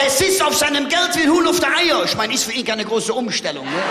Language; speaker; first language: German; native; German